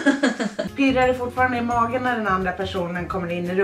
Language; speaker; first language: Swedish; native; Swedish